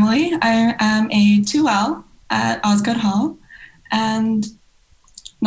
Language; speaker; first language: English; non-native, local second language; Cantonese